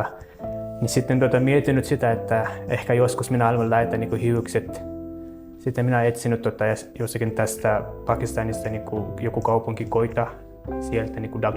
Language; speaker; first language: Finnish; non-native, learner; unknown